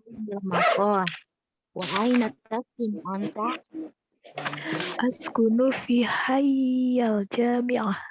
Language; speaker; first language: Arabic; non-native, learner; Indonesian